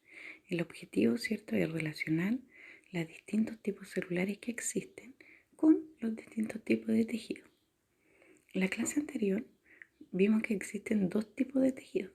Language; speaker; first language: Spanish; native; Spanish